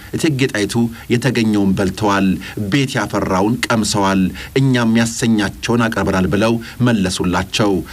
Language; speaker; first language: Amharic; native; Amharic